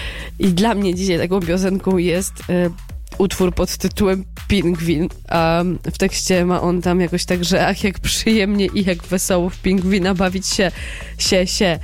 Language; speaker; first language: Polish; native; Polish